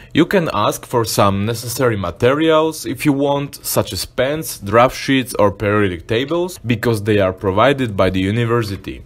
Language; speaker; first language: English; non-native, fluent; Slovak